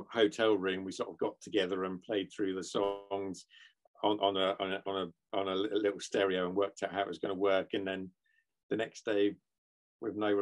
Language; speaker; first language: English; native; English